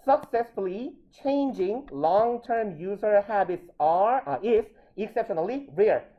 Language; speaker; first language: English; non-native, fluent; Korean